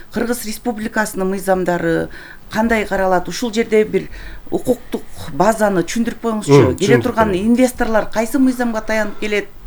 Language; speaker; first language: Kyrgyz; native; Kyrgyz